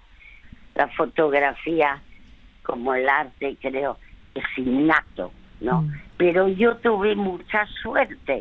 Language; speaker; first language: Spanish; early bilingual, other home language; French